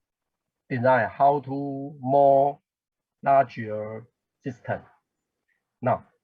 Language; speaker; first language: English; non-native, learner; Chinese